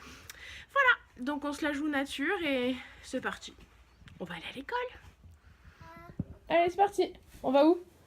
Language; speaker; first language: French; native; French